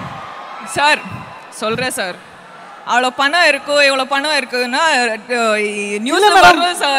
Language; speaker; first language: Tamil; non-native, learner; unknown